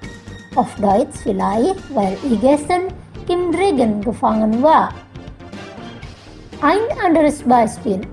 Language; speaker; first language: German; non-native, fluent; Indonesian